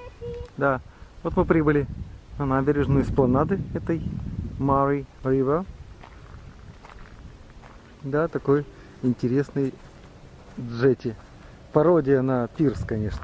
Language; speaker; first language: Russian; native; Russian